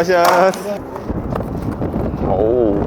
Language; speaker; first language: Spanish; non-native, learner; Korean